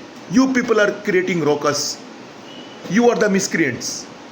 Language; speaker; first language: English; non-native, local second language; Bangla